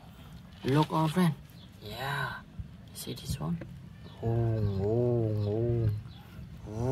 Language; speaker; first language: English; non-native, learner; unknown